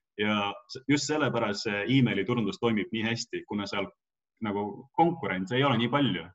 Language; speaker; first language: Estonian; non-native, local second language; Russian